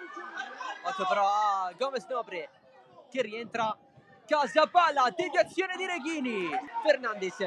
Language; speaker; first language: Italian; native; Italian